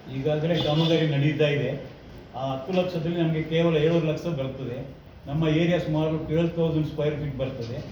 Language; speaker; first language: Kannada; non-native, local second language; Kodava